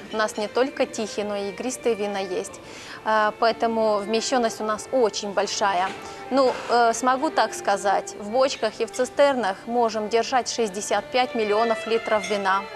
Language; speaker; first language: Russian; non-native, local second language; Romanian